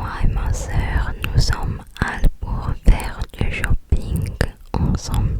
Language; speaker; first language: French; non-native, learner; English